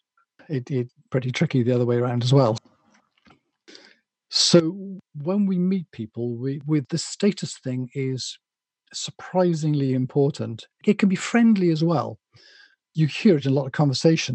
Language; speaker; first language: English; native; English